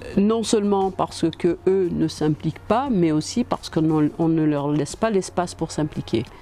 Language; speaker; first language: French; native; French